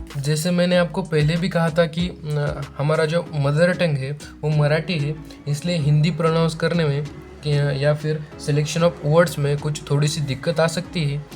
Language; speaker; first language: Hindi; non-native, local second language; Marathi